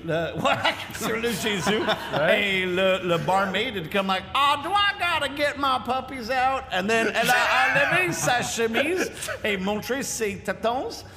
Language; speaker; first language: French; non-native, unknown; English